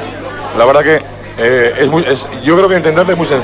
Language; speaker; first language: Spanish; native; Spanish